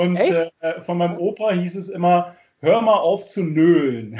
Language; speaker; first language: German; native; German